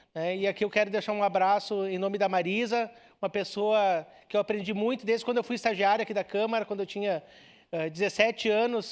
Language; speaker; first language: Portuguese; native; Portuguese